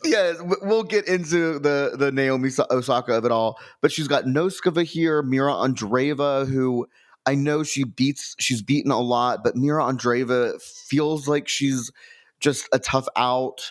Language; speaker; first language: English; native; English